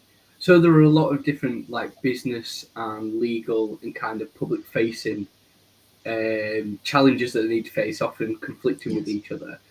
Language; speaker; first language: English; native; English